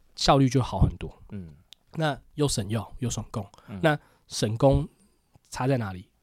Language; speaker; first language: Chinese; native; Chinese